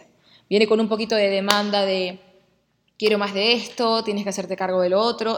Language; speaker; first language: Spanish; native; Spanish